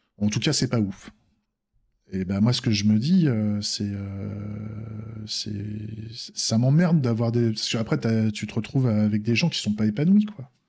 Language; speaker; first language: French; native; French